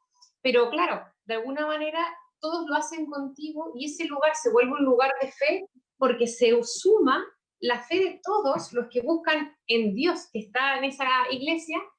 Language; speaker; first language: Spanish; native; Spanish